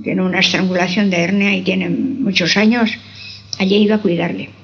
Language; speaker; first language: Spanish; non-native, local second language; Basque